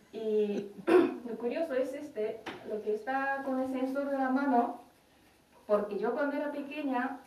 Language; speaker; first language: Spanish; non-native, fluent; Japanese